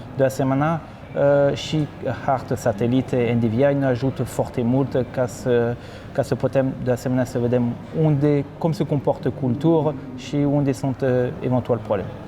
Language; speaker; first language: Romanian; non-native, fluent; French